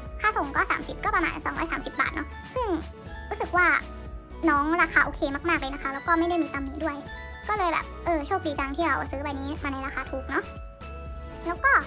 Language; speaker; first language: Thai; native; Thai